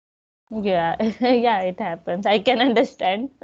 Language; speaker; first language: English; non-native, local second language; Hindi